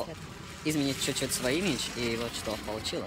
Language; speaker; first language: Russian; non-native, local second language; Latvian